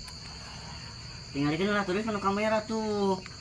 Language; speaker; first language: Indonesian; non-native, local second language; Sundanese